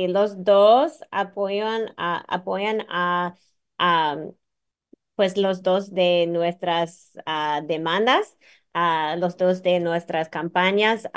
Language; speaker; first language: Spanish; non-native, fluent; English